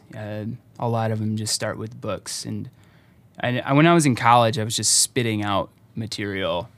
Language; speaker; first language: English; native; English